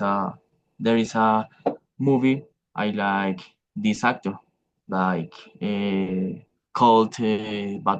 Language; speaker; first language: English; non-native, learner; Spanish